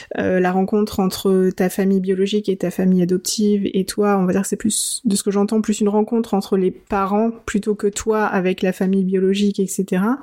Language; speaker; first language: French; native; French